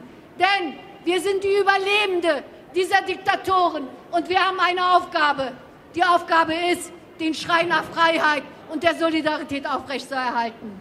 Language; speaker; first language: German; non-native, fluent; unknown